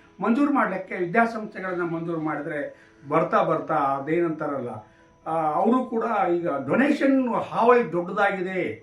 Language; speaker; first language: Kannada; native; Kannada